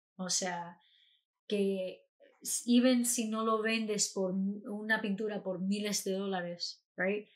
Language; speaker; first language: Spanish; early bilingual, heritage; Spanish